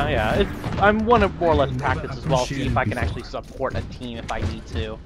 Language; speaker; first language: English; native; English